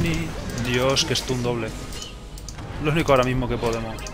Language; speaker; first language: Spanish; native; Spanish